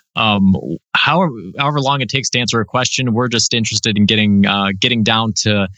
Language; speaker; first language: English; native; English